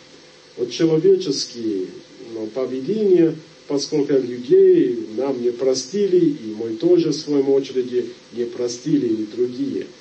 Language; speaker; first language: Russian; non-native, fluent; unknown